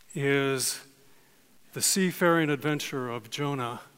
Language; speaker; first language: English; native; English